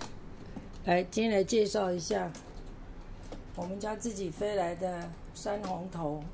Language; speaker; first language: Chinese; native; Chinese